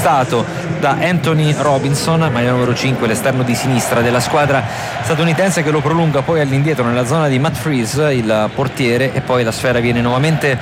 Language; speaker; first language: Italian; native; Italian